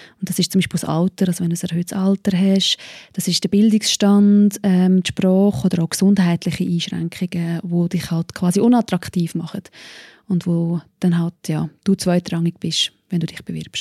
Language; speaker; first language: German; native; German